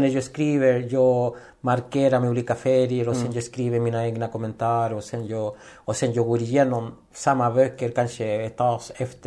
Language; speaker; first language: Swedish; non-native, fluent; Spanish